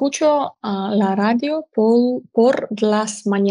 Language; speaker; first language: Spanish; non-native, learner; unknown